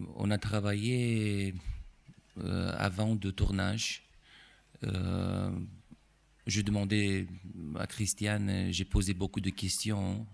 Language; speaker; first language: French; non-native, fluent; Romanian